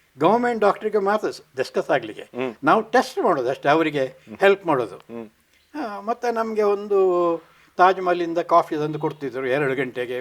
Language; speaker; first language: Kannada; non-native, local second language; Konkani